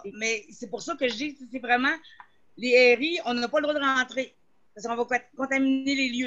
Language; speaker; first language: French; native; French